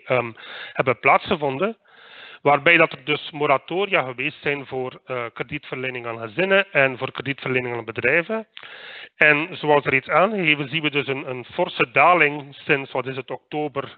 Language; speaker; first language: Dutch; native; Dutch